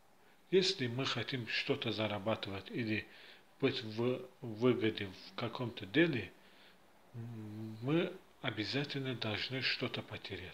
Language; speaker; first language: Russian; non-native, fluent; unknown